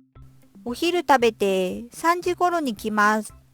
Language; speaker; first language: Japanese; non-native, fluent; Korean